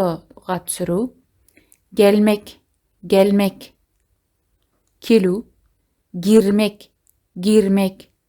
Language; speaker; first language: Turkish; non-native, fluent; Kazakh